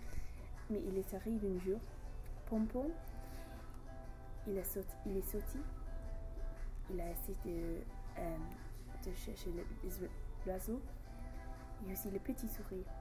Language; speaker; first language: French; non-native, learner; English